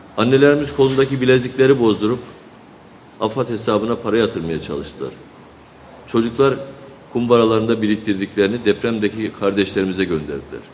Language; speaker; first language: Turkish; native; Turkish